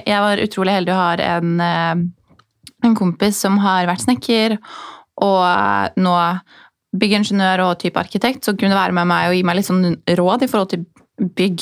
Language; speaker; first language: Norwegian; native; Norwegian